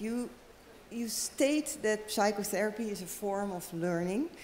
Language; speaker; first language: English; non-native, fluent; Dutch